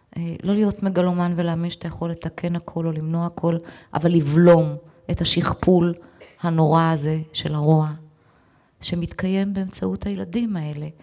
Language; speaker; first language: Hebrew; native; Hebrew